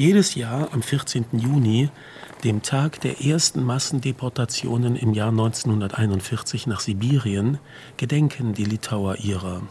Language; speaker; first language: German; native; German